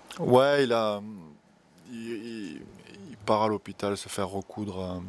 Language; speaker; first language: French; native; French